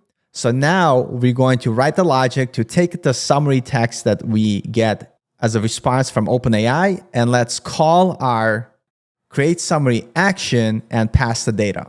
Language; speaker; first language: English; native; English